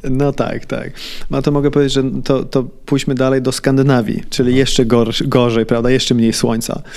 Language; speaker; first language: Polish; early bilingual, heritage; Polish